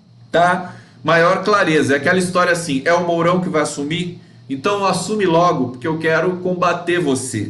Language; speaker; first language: Portuguese; native; Portuguese